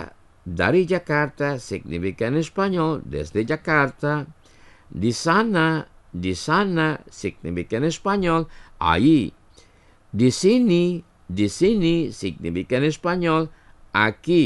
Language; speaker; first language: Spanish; non-native, fluent; Indonesian